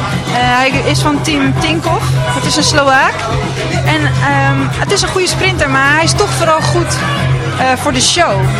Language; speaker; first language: Dutch; native; Dutch